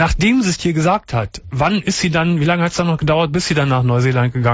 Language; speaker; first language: German; native; German